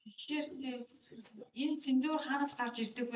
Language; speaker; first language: Mongolian; native; Mongolian